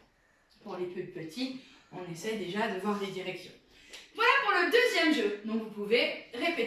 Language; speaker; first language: French; native; French